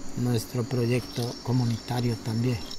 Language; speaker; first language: Spanish; non-native, local second language; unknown